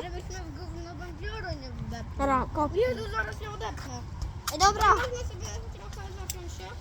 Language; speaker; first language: Polish; native; Polish